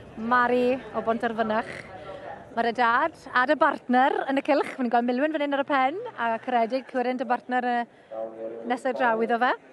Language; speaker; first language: Welsh; native; Welsh